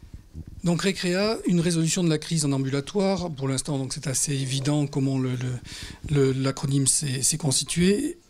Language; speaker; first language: French; native; French